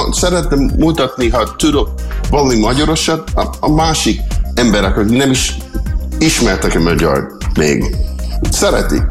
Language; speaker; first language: Hungarian; early bilingual, heritage; English